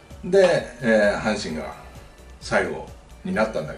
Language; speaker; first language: Japanese; native; Japanese